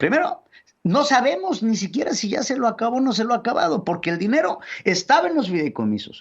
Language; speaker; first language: Spanish; native; Spanish